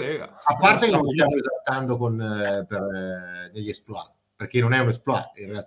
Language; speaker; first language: Italian; native; Italian